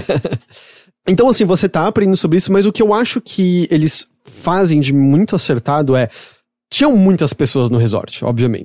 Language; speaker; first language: Portuguese; native; Portuguese